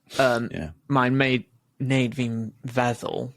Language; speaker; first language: Welsh; non-native, local second language; English